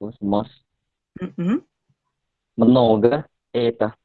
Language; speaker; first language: Russian; non-native, learner; Indonesian